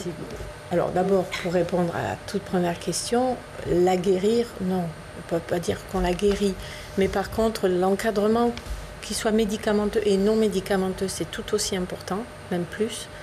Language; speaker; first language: French; native; French